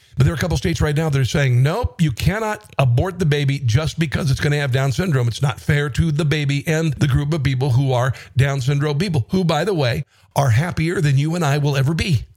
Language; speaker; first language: English; native; English